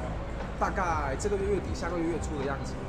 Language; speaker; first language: Chinese; native; Chinese